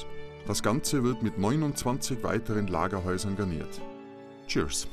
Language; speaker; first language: German; native; German